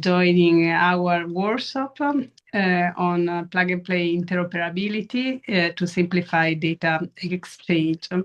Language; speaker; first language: English; non-native, fluent; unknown